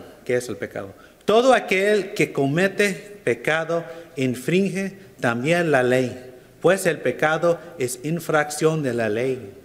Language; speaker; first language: Spanish; non-native, fluent; English